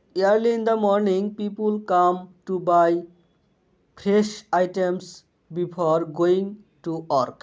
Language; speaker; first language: English; non-native, local second language; Bangla